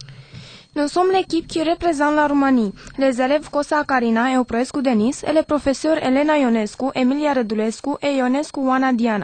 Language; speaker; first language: French; non-native, learner; Romanian